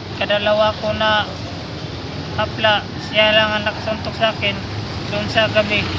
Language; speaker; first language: Filipino; non-native, local second language; Cebuano